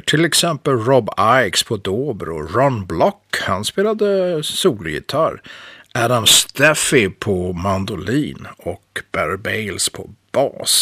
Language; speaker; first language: Swedish; native; Swedish